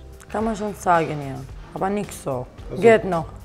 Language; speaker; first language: German; non-native, learner; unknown